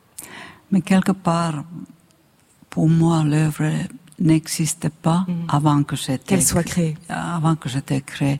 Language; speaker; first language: French; non-native, fluent; Finnish